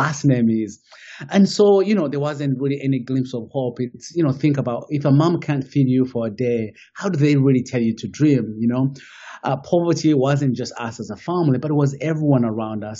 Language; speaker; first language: English; non-native, local second language; Kinyarwanda